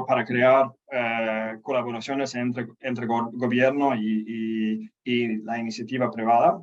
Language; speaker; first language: Spanish; non-native, fluent; Danish